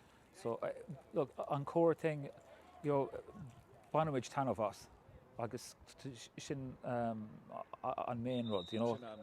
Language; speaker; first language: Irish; non-native, local second language; English